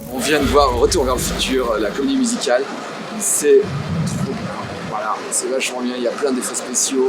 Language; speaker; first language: French; native; French